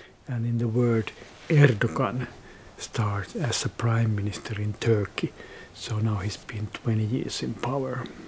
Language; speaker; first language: English; non-native, fluent; Finnish